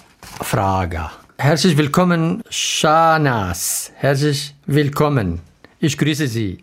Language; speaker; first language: German; non-native, learner; Arabic